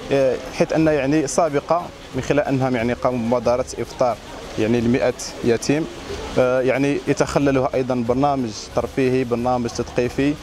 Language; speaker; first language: Arabic; native; Arabic